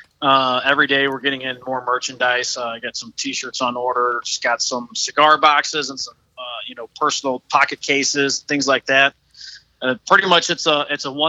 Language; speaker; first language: English; native; English